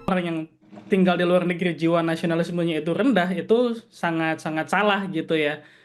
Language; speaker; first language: Indonesian; native; Indonesian